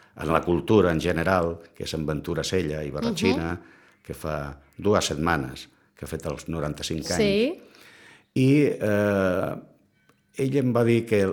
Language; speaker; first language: Catalan; non-native, local second language; Spanish